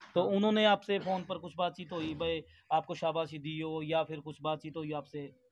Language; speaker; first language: Hindi; native; Hindi